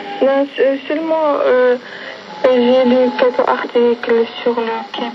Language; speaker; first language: French; non-native, local second language; Arabic